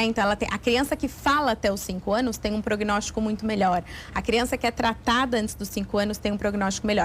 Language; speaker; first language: Portuguese; native; Portuguese